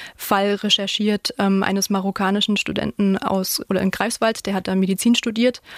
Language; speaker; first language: German; native; German